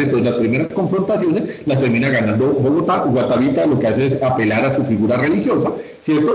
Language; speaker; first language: Spanish; native; Spanish